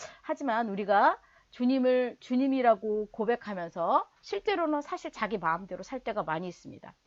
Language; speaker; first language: Korean; native; Korean